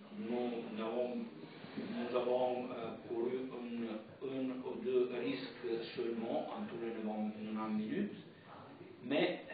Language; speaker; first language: French; non-native, fluent; Italian